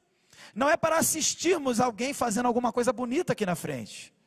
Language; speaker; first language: Portuguese; native; Portuguese